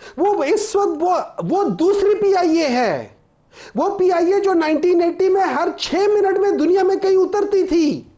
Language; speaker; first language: Urdu; non-native, local second language; Pashto